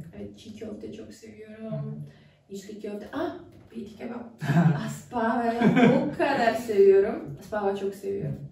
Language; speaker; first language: Turkish; non-native, learner; Macedonian